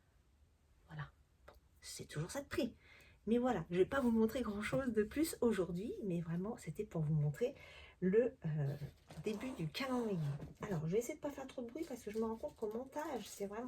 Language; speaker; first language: French; native; French